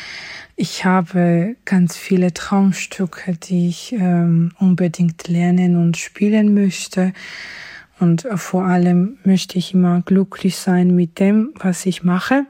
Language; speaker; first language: German; non-native, fluent; Georgian